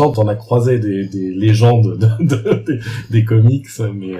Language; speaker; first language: French; native; French